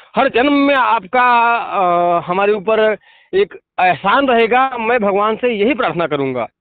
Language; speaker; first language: Hindi; native; Hindi